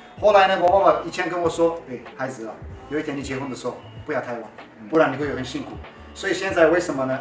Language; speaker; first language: Chinese; non-native, fluent; Turkish